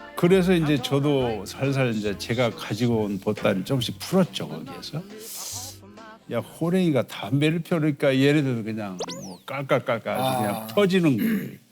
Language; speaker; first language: Korean; native; Korean